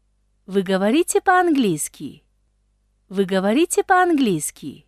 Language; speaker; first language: Russian; non-native, local second language; Tajik